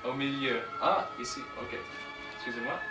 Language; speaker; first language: French; non-native, learner; English